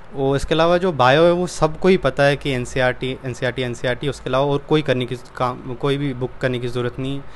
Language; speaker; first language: Hindi; native; Hindi